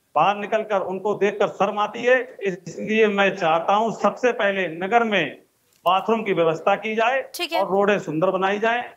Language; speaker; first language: Hindi; native; Hindi